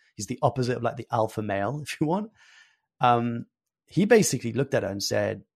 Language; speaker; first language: English; early bilingual, other home language; French